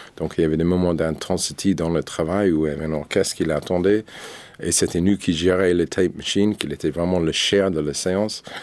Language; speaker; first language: French; non-native, fluent; English